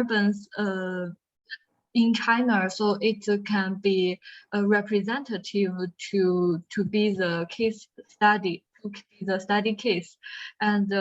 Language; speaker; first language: English; non-native, learner; Chinese